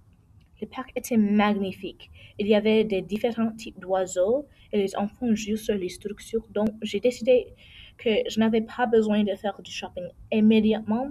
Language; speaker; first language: French; non-native, learner; English